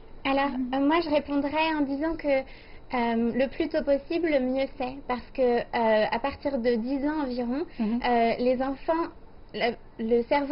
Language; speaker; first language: French; native; French